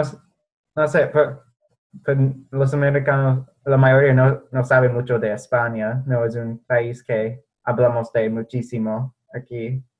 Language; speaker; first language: Spanish; non-native, fluent; English